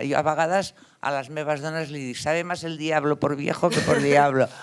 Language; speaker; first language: Spanish; native; Spanish